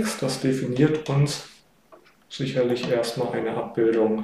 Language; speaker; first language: German; native; German